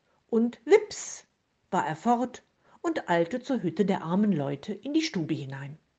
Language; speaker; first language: German; native; German